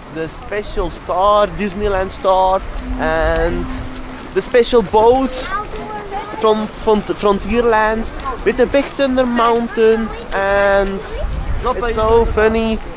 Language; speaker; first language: English; non-native, learner; Dutch